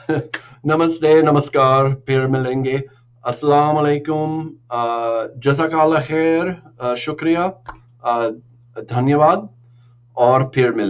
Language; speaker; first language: Hindi; non-native, learner; English